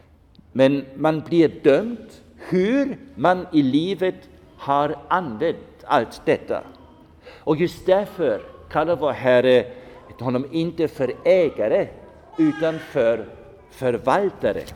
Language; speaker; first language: Swedish; non-native, fluent; German